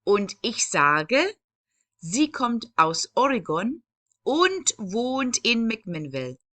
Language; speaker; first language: German; non-native, fluent; English